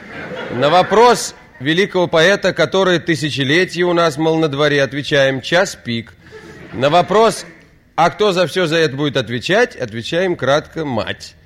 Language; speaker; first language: Russian; native; Russian